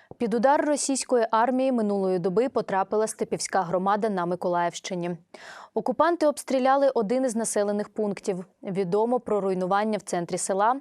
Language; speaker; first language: Ukrainian; native; Ukrainian